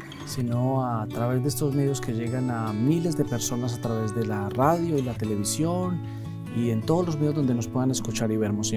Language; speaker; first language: Spanish; native; Spanish